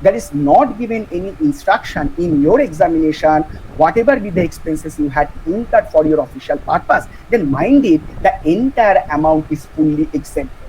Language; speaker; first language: English; non-native, local second language; Bangla